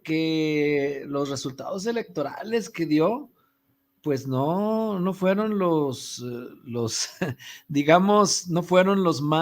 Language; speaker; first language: Spanish; native; Spanish